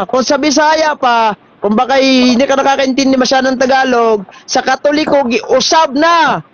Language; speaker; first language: Filipino; non-native, local second language; Cebuano